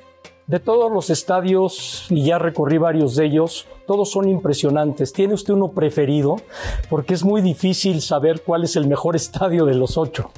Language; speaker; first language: Spanish; native; Spanish